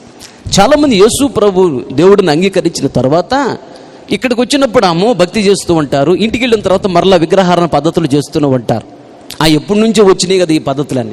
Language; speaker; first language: Telugu; native; Telugu